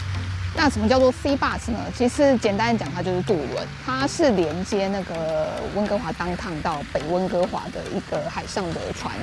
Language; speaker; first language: Chinese; native; Chinese